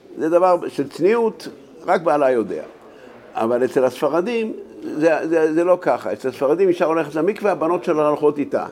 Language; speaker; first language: Hebrew; native; Hebrew